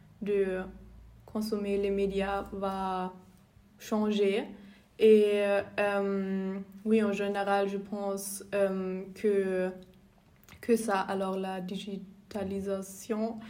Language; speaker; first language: French; non-native, learner; German